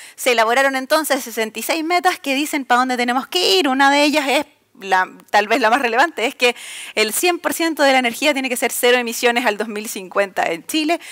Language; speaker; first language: Spanish; native; Spanish